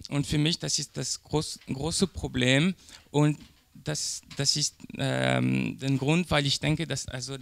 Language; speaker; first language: German; non-native, learner; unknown